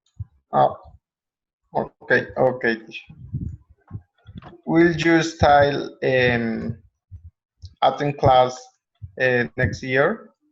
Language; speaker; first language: English; non-native, learner; Spanish